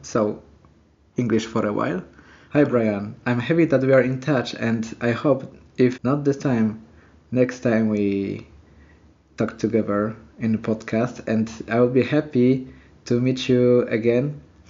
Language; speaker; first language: English; non-native, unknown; Polish